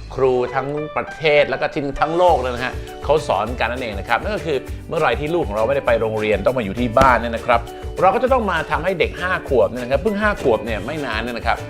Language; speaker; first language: Thai; early bilingual, heritage; Thai